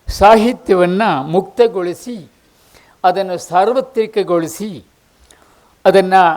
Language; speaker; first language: Kannada; native; Kannada